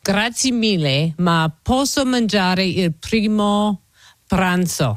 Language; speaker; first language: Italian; non-native, learner; English